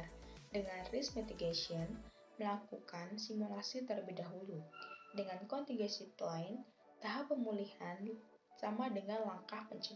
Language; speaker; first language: Indonesian; native; Indonesian